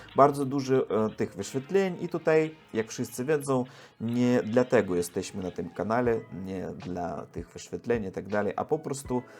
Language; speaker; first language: Polish; non-native, learner; Russian